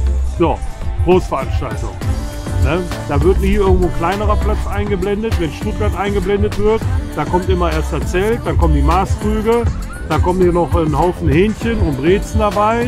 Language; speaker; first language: German; native; German